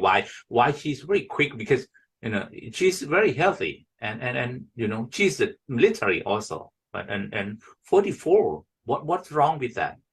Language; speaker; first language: English; non-native, fluent; Thai